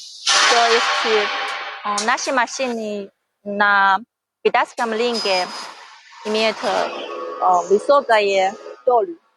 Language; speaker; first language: Russian; non-native, learner; Chinese